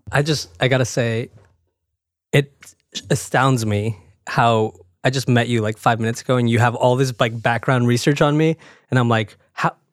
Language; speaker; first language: English; early bilingual, other home language; Spanish